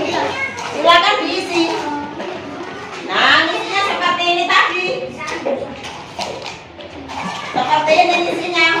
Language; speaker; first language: Indonesian; native; Indonesian